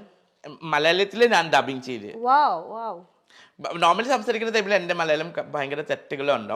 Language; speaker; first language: Malayalam; non-native, local second language; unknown